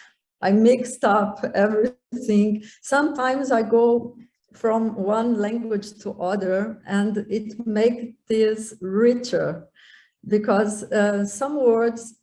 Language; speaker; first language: English; non-native, learner; Portuguese